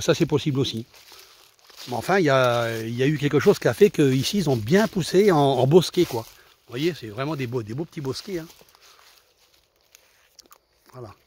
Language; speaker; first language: French; native; French